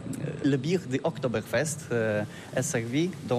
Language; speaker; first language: French; non-native, learner; Polish